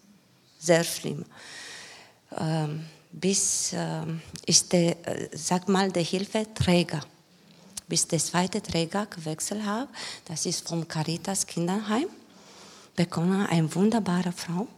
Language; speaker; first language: German; non-native, learner; Romanian